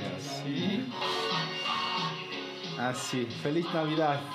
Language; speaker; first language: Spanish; non-native, learner; Korean